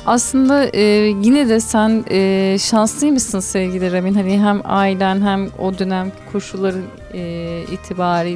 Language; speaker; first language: Turkish; native; Turkish